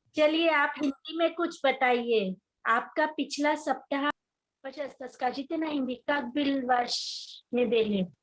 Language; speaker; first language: Hindi; native; Hindi